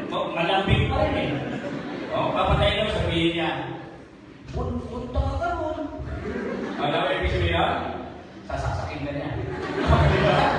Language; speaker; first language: Filipino; non-native, local second language; Hiligaynon